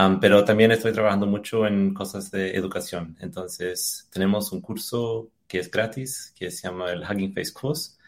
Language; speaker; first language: Spanish; early bilingual, heritage; English